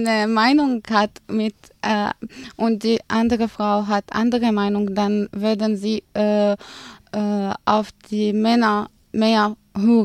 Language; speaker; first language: German; non-native, fluent; Arabic